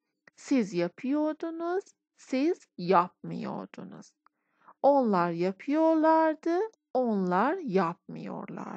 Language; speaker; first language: Turkish; non-native, fluent; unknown